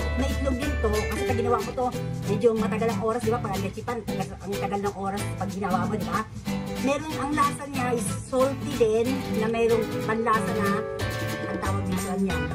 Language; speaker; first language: Filipino; native; Filipino